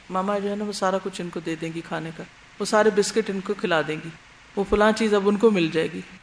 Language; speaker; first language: Urdu; native; Urdu